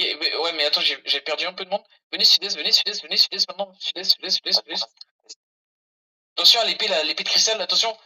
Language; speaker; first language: French; native; French